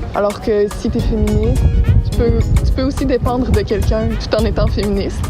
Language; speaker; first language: French; native; French